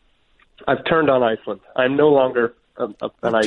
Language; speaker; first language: English; native; English